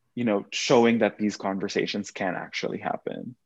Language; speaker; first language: English; non-native, local second language; Filipino